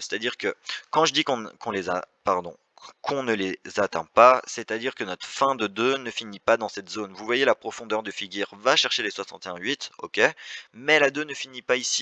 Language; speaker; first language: French; native; French